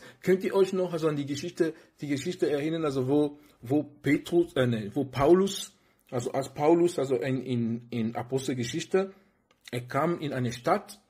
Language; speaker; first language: German; non-native, fluent; French